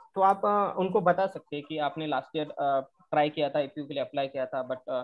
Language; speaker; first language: Hindi; non-native, local second language; Marathi